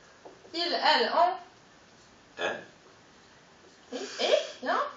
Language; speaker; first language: French; non-native, fluent; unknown